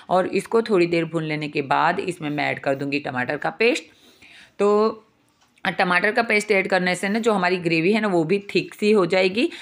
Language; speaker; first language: Hindi; non-native, local second language; Gujarati